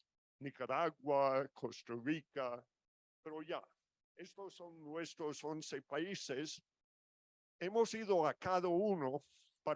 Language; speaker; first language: Spanish; non-native, fluent; English